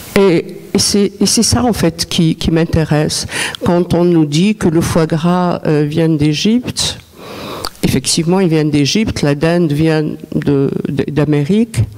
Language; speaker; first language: French; non-native, local second language; Arabic